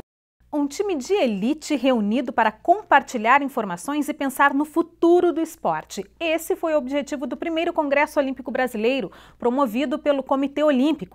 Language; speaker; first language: Portuguese; native; Portuguese